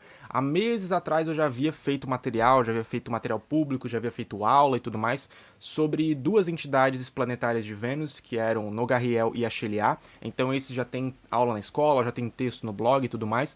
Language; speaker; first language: Portuguese; native; Portuguese